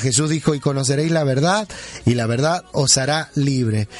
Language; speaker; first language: Spanish; native; Spanish